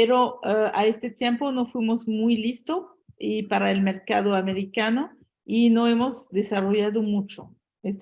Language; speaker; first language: Spanish; non-native, fluent; French